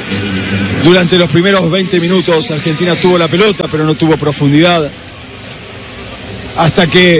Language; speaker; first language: Spanish; native; Spanish